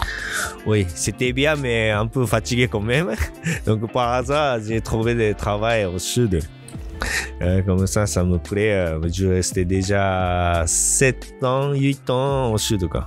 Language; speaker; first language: French; non-native, learner; Japanese